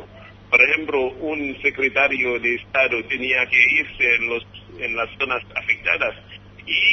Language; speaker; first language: Spanish; non-native, fluent; Haitian Creole